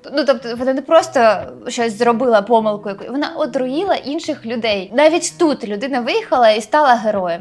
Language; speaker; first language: Ukrainian; non-native, local second language; Russian